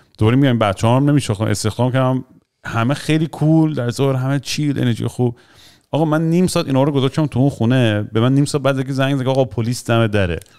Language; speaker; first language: Persian; early bilingual, heritage; Persian